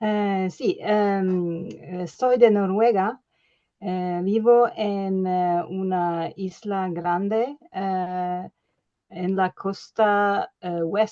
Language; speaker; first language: Spanish; non-native, learner; Norwegian